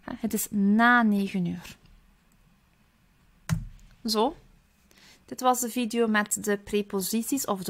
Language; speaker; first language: Dutch; early bilingual, other home language; Turkish